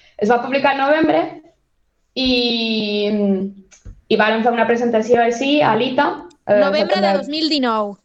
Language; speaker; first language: Catalan; non-native, local second language; Spanish